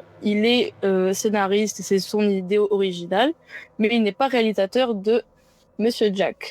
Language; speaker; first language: French; native; French